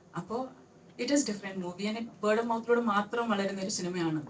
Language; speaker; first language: Malayalam; native; Malayalam